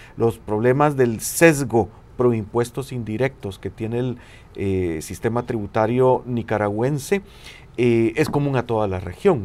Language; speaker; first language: Spanish; native; Spanish